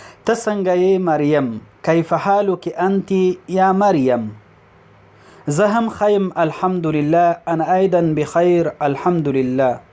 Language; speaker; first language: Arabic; non-native, fluent; Pashto